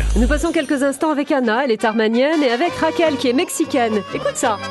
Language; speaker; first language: French; native; French